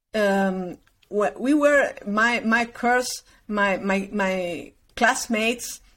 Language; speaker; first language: English; non-native, learner; Spanish